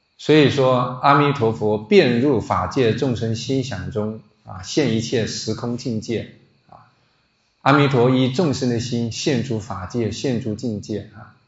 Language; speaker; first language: Chinese; non-native, local second language; Min Nan Chinese